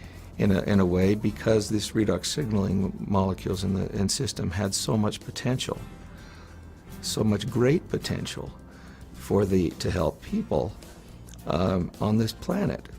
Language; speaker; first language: English; native; English